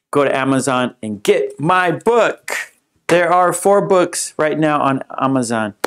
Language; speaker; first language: English; native; English